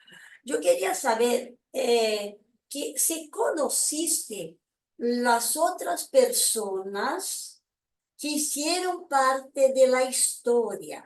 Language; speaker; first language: Spanish; non-native, fluent; Portuguese